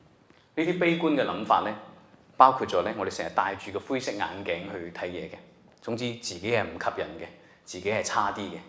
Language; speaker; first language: Cantonese; native; Cantonese